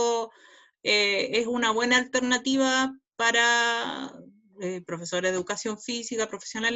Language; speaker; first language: Spanish; native; Spanish